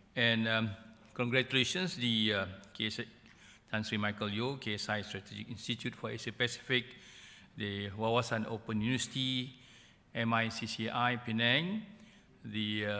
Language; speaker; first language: English; non-native, local second language; Malay